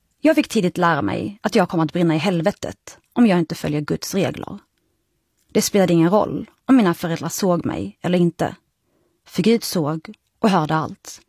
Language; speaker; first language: Swedish; early bilingual, other home language; Arabic